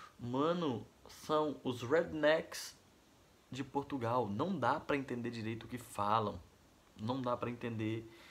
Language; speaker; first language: Portuguese; native; Portuguese